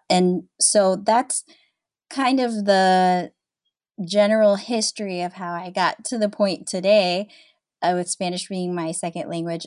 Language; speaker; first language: English; native; English